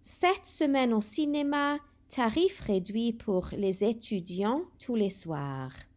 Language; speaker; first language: French; non-native, fluent; Welsh